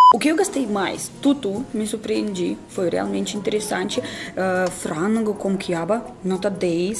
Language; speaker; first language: Portuguese; non-native, fluent; Russian